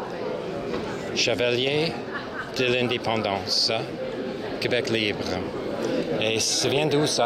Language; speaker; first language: French; non-native, local second language; English